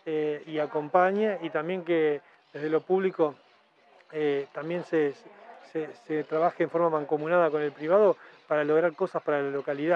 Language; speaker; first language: Spanish; native; Spanish